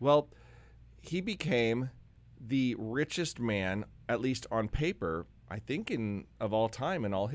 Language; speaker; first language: English; native; English